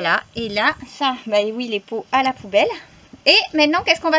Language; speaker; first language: French; native; French